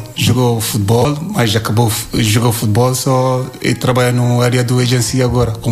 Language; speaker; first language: Portuguese; non-native, learner; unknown